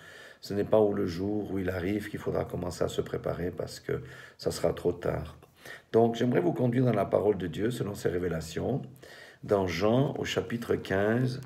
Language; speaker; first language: French; native; French